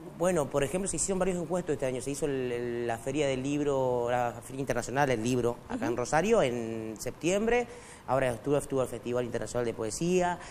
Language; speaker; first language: Spanish; non-native, local second language; Quechua